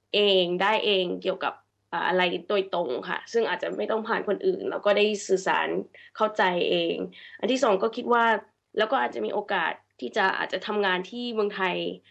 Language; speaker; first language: Thai; early bilingual, heritage; Thai